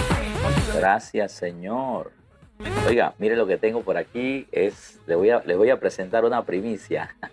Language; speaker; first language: Spanish; native; Spanish